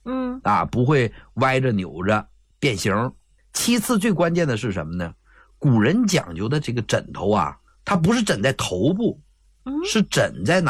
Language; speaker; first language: Chinese; native; Chinese